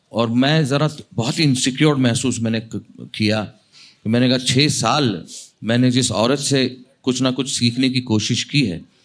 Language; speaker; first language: Hindi; non-native, local second language; Marathi